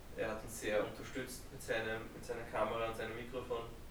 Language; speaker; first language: German; native; German